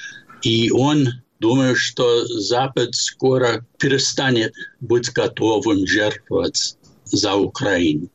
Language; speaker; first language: Russian; non-native, fluent; English